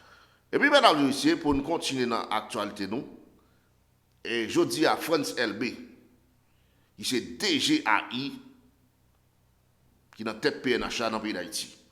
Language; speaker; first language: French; non-native, local second language; Haitian Creole